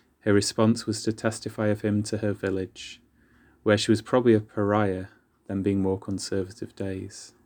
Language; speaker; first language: English; native; English